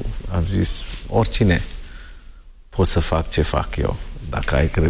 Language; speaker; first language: Romanian; non-native, learner; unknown